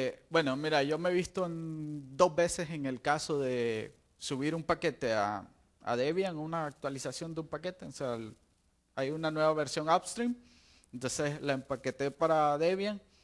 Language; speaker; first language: Spanish; native; Spanish